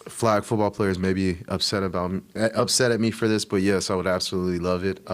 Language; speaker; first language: English; native; English